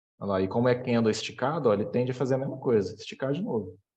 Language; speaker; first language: Portuguese; native; Portuguese